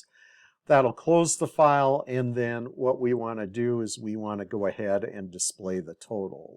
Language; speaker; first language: English; native; English